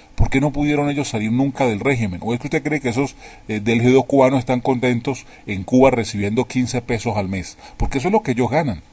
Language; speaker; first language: Spanish; native; Spanish